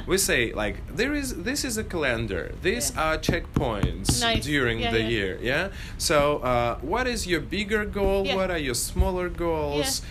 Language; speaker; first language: English; non-native, fluent; Russian